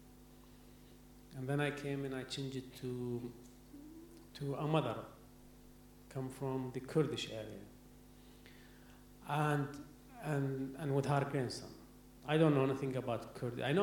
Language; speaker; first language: English; non-native, learner; Arabic